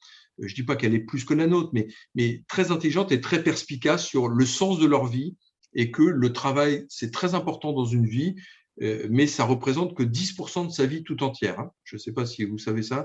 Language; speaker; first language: French; native; French